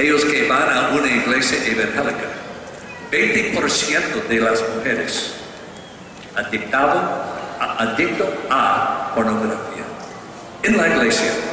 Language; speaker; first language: Spanish; non-native, learner; English